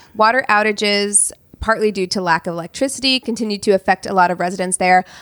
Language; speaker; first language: English; native; English